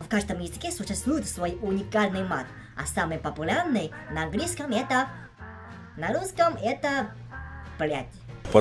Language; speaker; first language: Russian; non-native, fluent; Chinese